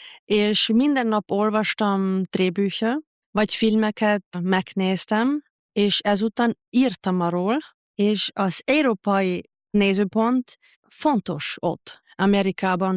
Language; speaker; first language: Hungarian; non-native, fluent; German